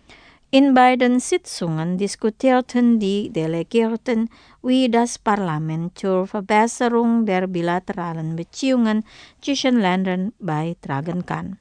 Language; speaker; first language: German; non-native, fluent; Indonesian